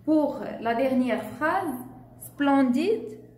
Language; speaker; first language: French; non-native, local second language; Arabic